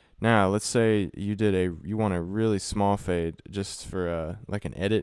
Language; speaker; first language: English; native; English